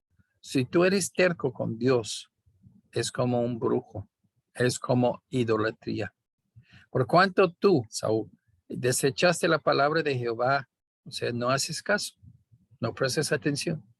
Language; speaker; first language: Spanish; non-native, fluent; English